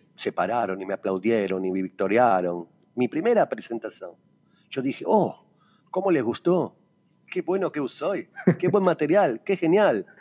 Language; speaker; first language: Spanish; native; Spanish